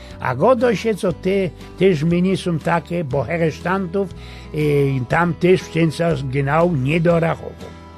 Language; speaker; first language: Polish; native; Polish